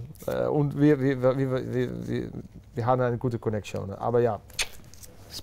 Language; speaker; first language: German; non-native, learner; Dutch